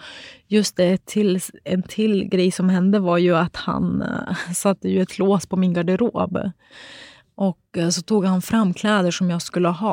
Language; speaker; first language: Swedish; native; Swedish